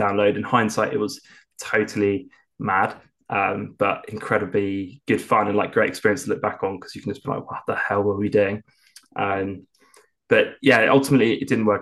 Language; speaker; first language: English; native; English